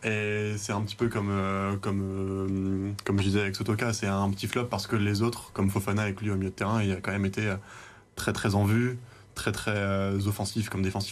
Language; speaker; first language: French; native; French